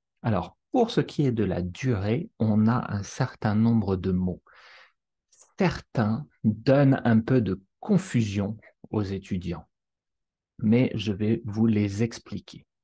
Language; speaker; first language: French; native; French